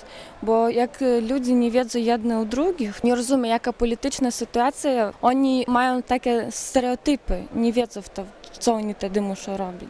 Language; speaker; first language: Polish; non-native, learner; Ukrainian